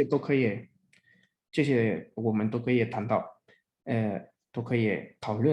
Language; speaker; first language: Chinese; non-native, fluent; Spanish